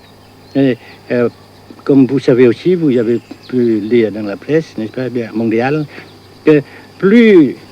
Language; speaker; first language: French; non-native, local second language; Vietnamese